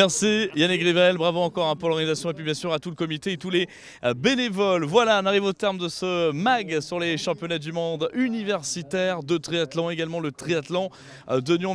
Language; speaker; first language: French; native; French